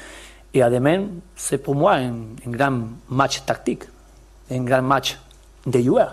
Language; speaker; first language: French; non-native, learner; Spanish